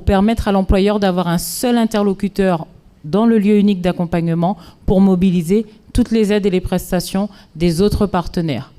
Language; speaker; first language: French; native; French